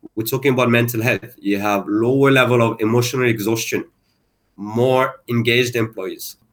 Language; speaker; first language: English; non-native, fluent; French